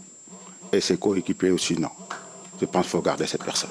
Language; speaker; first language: French; non-native, local second language; Wolof